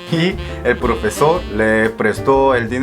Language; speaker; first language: Spanish; non-native, fluent; Korean